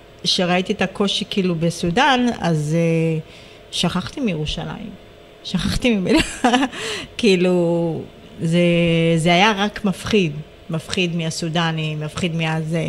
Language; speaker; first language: Hebrew; early bilingual, other home language; Amharic